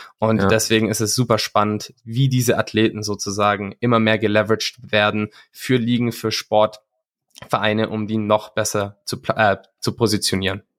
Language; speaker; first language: German; native; German